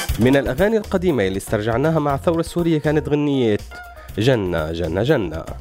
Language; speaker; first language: Arabic; native; Arabic